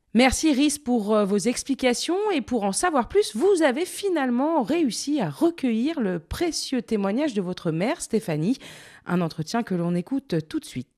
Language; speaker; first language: French; native; French